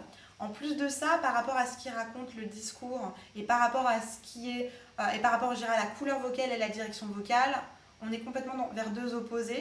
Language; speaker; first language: French; native; French